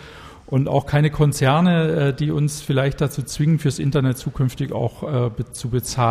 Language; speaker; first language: German; native; German